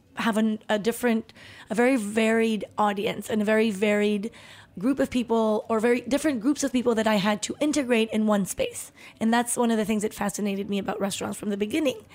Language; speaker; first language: English; early bilingual, other home language; Spanish